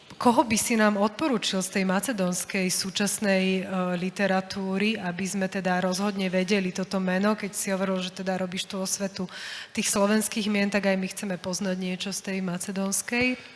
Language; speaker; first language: Slovak; native; Slovak